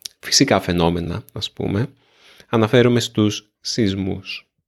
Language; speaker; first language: Greek; native; Greek